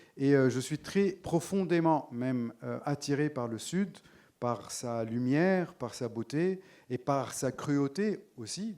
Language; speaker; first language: French; non-native, local second language; Arabic